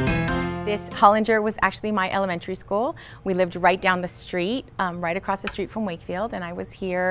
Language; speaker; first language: English; native; English